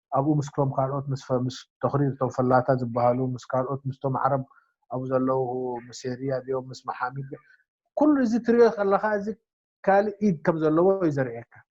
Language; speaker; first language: Tigrinya; non-native, local second language; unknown